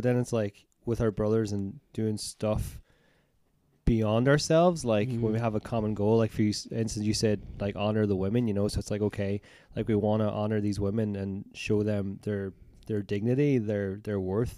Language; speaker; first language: English; native; English